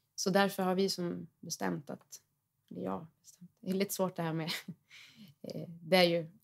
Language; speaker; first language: Swedish; native; Swedish